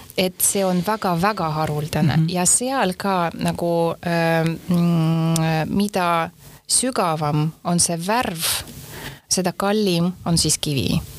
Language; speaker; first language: Estonian; non-native, local second language; Russian